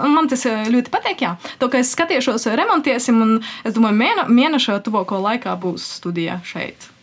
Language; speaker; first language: Latvian; native; Latvian